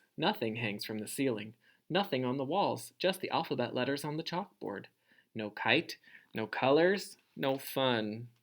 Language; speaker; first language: English; native; English